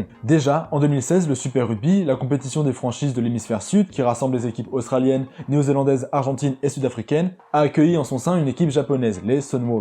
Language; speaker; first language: French; native; French